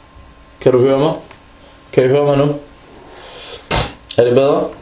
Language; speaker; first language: Danish; early bilingual, other home language; Arabic